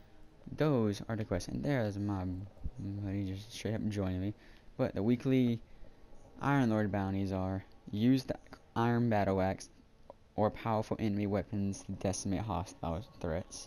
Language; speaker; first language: English; native; English